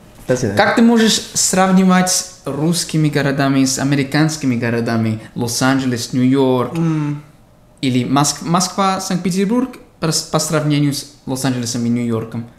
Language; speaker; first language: Russian; non-native, fluent; English